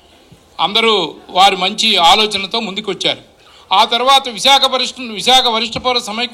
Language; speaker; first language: Telugu; native; Telugu